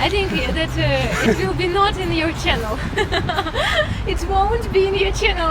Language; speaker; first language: English; non-native, learner; Russian